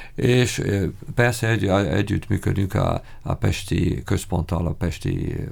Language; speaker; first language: Hungarian; non-native, fluent; French